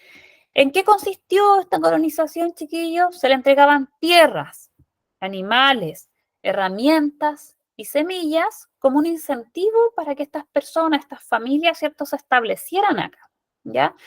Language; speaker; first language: Spanish; native; Spanish